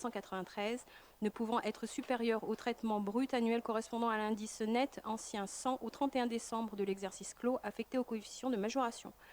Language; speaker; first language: French; native; French